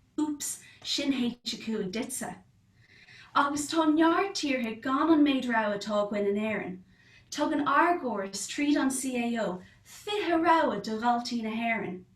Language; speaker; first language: Irish; non-native, local second language; English